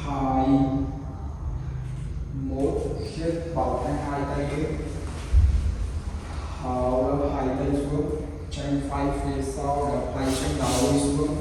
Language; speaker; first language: Vietnamese; non-native, learner; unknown